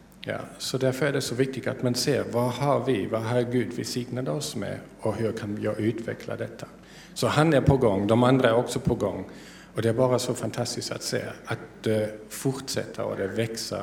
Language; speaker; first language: Swedish; non-native, fluent; German